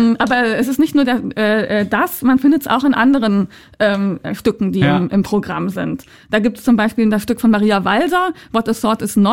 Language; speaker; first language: German; native; German